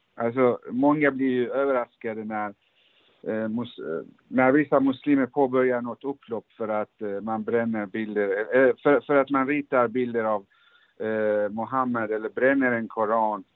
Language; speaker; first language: Swedish; early bilingual, other home language; Persian